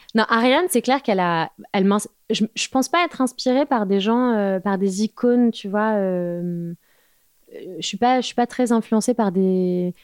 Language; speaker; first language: French; native; French